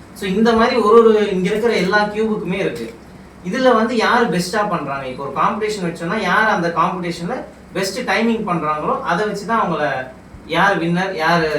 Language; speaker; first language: Tamil; native; Tamil